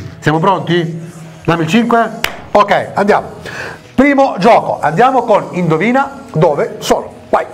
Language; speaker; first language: Italian; native; Italian